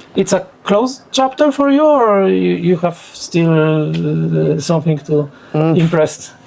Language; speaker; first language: English; non-native, learner; Polish